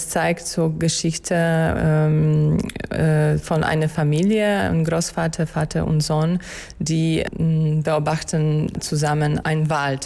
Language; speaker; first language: German; non-native, fluent; Polish